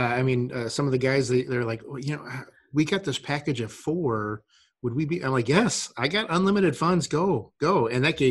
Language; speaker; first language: English; native; English